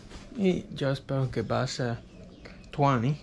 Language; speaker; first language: Spanish; non-native, learner; English